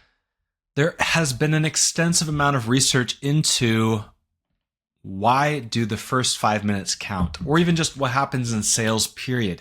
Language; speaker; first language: English; native; English